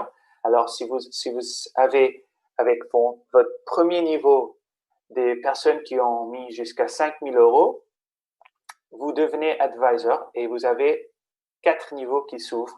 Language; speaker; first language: French; non-native, fluent; Spanish